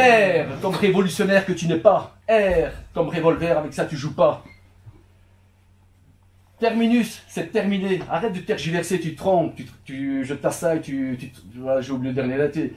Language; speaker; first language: French; early bilingual, other home language; Turkish